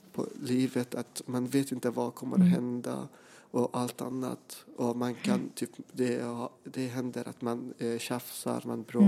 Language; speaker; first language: Swedish; non-native, fluent; Persian